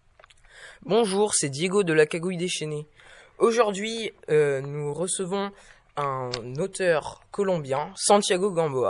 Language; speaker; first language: French; native; French